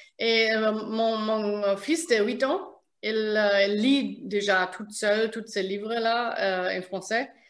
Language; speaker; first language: French; non-native, fluent; German